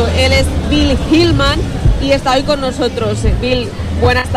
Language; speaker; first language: Spanish; native; Spanish